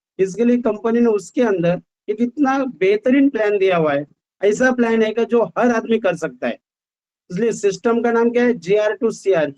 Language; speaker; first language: Hindi; non-native, local second language; Marathi